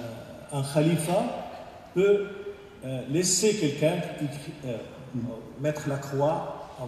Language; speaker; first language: French; non-native, local second language; Arabic